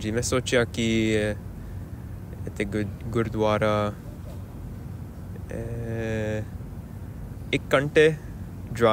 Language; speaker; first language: Punjabi; non-native, learner; English